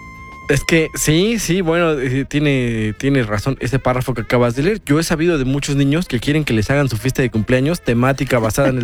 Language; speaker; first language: Spanish; native; Spanish